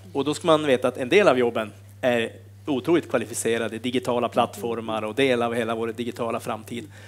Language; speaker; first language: Swedish; native; Swedish